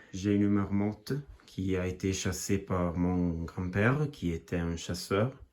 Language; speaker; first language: French; non-native, local second language; Italian